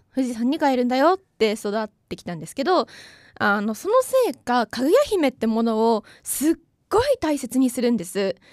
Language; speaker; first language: Japanese; native; Japanese